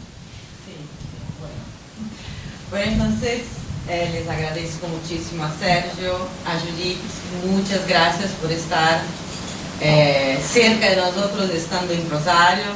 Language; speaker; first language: Spanish; non-native, fluent; Portuguese